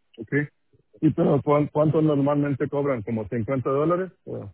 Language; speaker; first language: Spanish; non-native, local second language; English